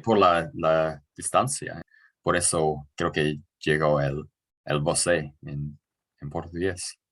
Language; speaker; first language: Spanish; non-native, fluent; English